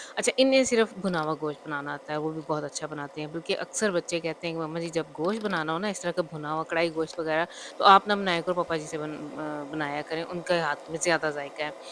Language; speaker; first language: Urdu; non-native, local second language; Punjabi